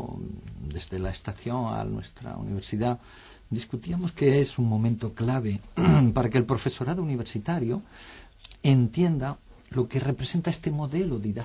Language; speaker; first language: Spanish; native; Spanish